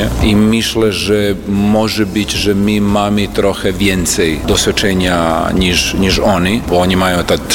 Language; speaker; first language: Polish; non-native, fluent; Serbian